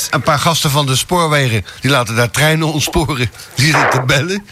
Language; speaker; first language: Dutch; native; Dutch